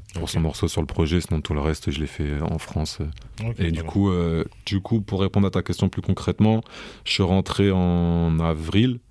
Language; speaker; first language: French; native; French